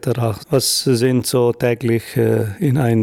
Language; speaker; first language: German; non-native, fluent; Albanian